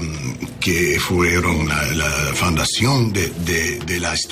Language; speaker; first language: Spanish; non-native, learner; English